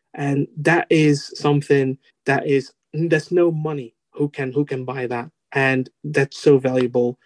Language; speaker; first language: English; non-native, fluent; Dutch